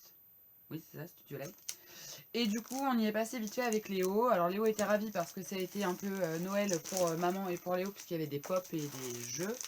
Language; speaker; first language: French; native; French